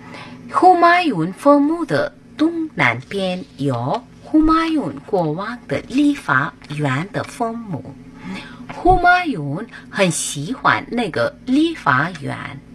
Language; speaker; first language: Chinese; non-native, learner; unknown